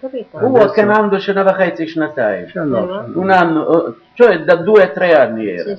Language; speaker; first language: Italian; non-native, local second language; Arabic